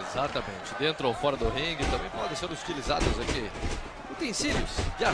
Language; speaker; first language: Portuguese; native; Portuguese